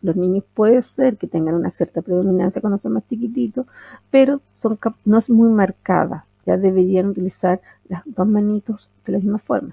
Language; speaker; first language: Spanish; native; Spanish